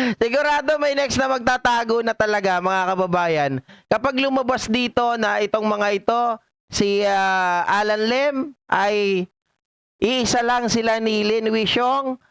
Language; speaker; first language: Filipino; native; Filipino